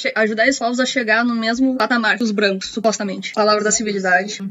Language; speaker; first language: Portuguese; native; Portuguese